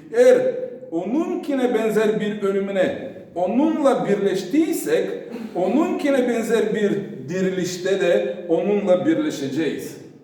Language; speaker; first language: Turkish; non-native, fluent; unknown